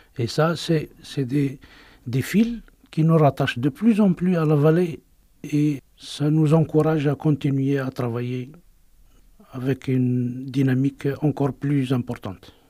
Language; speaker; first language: French; non-native, local second language; Arabic